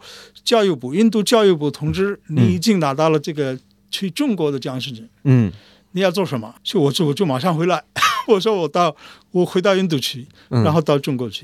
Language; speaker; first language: Chinese; non-native, fluent; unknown